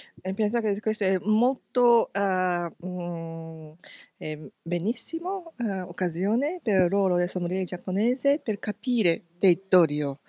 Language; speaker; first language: Italian; non-native, learner; Japanese